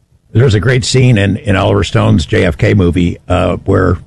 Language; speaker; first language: English; native; English